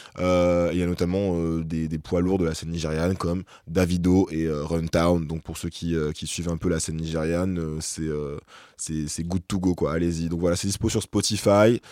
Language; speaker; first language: French; native; French